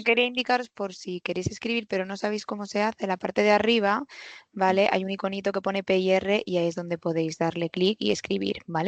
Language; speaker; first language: Spanish; native; Spanish